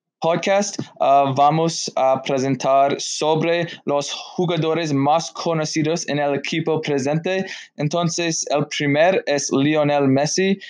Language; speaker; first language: Spanish; non-native, learner; English